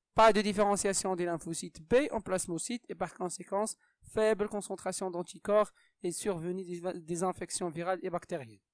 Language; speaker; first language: French; non-native, local second language; Arabic